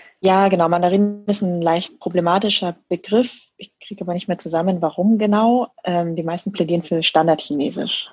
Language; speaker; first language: German; early bilingual, other home language; Vietnamese